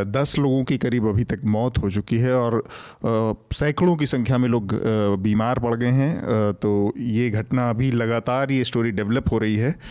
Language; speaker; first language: Hindi; native; Hindi